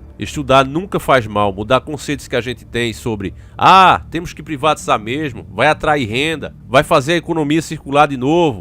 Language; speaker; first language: Portuguese; native; Portuguese